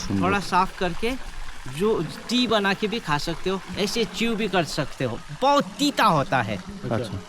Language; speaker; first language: Hindi; non-native, local second language; Nepali